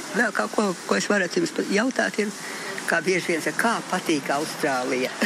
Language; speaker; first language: Latvian; early bilingual, heritage; Latvian